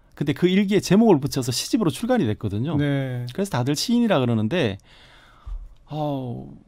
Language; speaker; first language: Korean; native; Korean